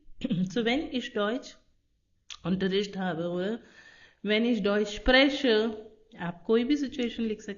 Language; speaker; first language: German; non-native, fluent; Hindi